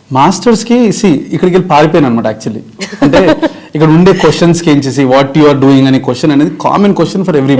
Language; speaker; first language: Telugu; native; Telugu